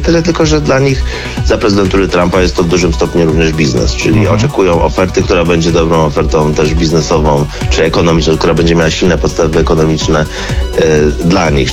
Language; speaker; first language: Polish; native; Polish